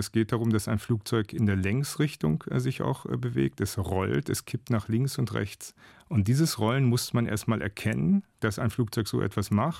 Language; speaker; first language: German; native; German